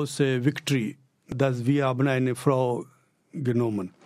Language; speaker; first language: German; non-native, learner; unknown